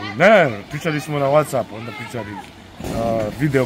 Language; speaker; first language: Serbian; non-native, learner; Rundi